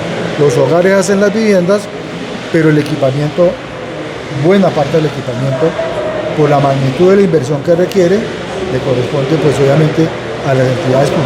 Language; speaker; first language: Spanish; native; Spanish